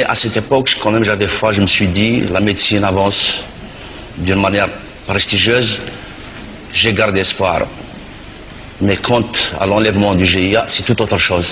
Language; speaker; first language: French; non-native, local second language; Kabyle